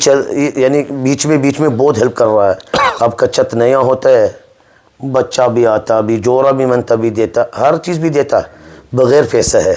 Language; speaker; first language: Hindi; non-native, learner; Arabic